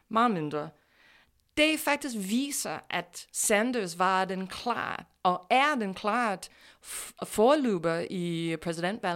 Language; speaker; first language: Danish; non-native, fluent; English